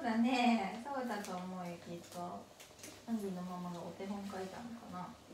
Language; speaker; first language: Japanese; native; Japanese